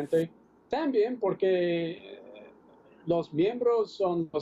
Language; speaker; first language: Spanish; non-native, fluent; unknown